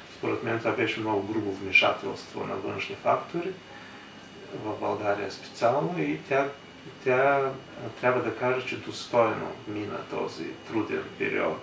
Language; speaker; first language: Bulgarian; early bilingual, heritage; Bulgarian